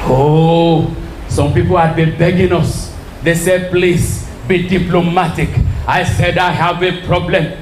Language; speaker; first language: English; non-native, local second language; Yoruba